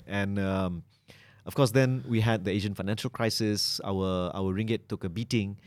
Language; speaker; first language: English; non-native, local second language; Malay